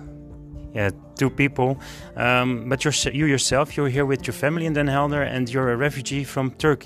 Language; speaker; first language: English; non-native, fluent; Dutch